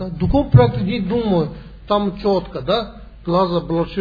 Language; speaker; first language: Russian; non-native, learner; Tibetan